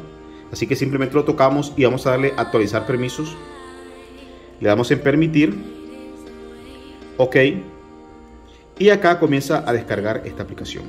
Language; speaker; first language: Spanish; native; Spanish